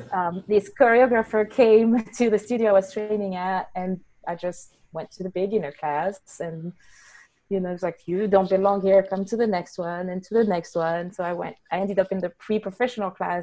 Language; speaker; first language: English; non-native, fluent; French